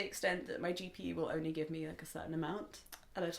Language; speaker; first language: English; native; English